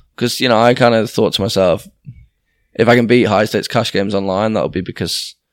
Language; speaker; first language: English; native; English